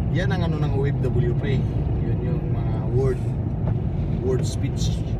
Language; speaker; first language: Filipino; non-native, local second language; Cebuano